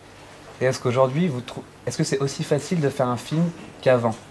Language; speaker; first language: French; native; French